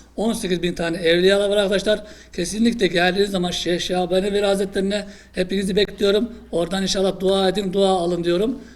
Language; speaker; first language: Turkish; native; Turkish